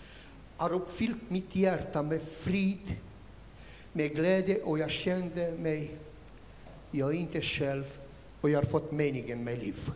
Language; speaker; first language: Swedish; non-native, learner; Romanian